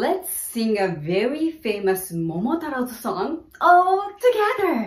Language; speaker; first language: English; non-native, fluent; Japanese